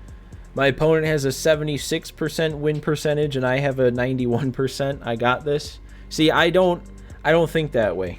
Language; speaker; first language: English; native; English